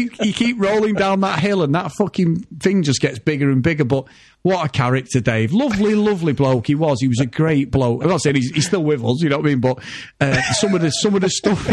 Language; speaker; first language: English; native; English